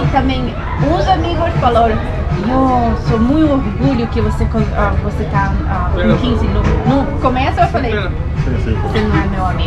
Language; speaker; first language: Portuguese; early bilingual, heritage; Portuguese